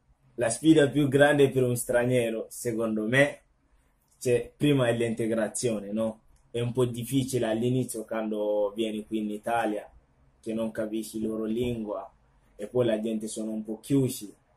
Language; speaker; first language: Italian; non-native, learner; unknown